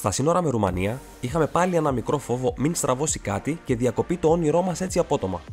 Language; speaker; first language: Greek; native; Greek